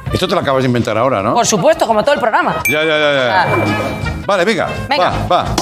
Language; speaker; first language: Spanish; native; Spanish